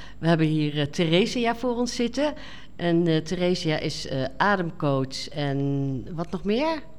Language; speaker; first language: Dutch; native; Dutch